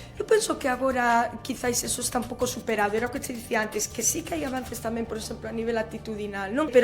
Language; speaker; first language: Galician; non-native, local second language; Spanish